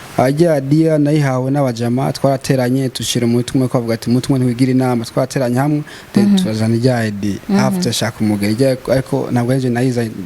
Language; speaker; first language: Rundi; early bilingual, heritage; Rundi